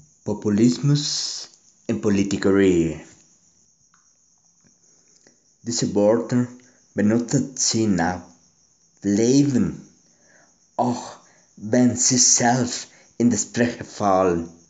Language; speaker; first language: German; non-native, learner; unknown